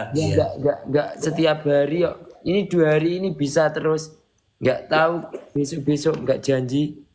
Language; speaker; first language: Indonesian; non-native, local second language; Javanese